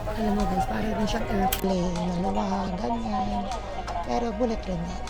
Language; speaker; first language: Filipino; native; Filipino